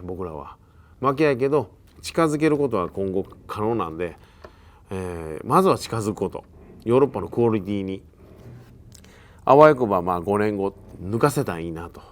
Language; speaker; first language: Japanese; native; Japanese